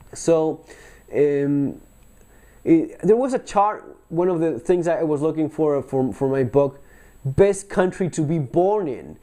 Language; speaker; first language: English; non-native, fluent; Spanish